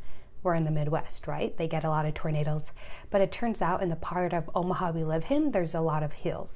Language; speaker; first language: English; native; English